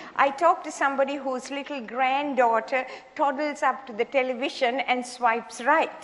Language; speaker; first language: English; non-native, local second language; Sinhala